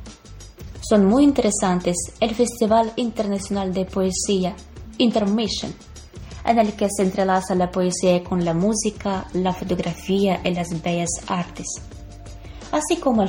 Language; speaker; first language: Spanish; non-native, fluent; Ukrainian